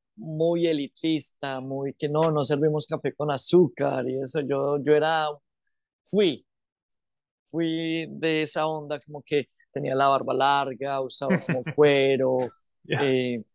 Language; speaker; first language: Spanish; native; Spanish